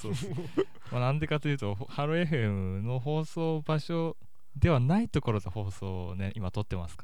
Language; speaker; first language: Japanese; native; Japanese